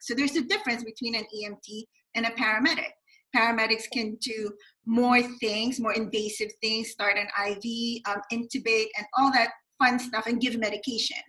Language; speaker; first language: English; non-native, local second language; Filipino